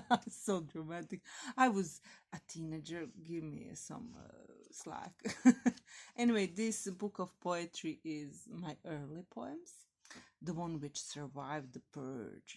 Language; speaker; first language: English; non-native, fluent; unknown